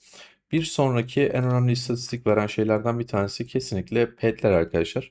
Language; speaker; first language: Turkish; native; Turkish